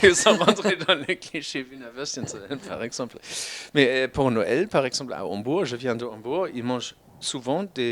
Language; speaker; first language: French; non-native, fluent; German